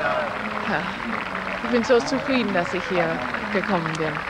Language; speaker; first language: German; non-native, learner; English